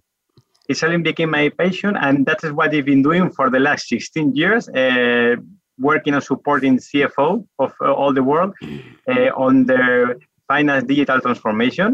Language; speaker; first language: English; non-native, fluent; Spanish